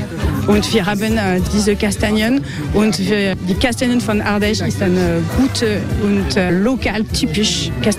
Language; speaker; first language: German; non-native, learner; French